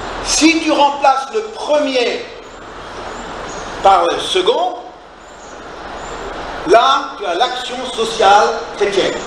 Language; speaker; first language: French; native; French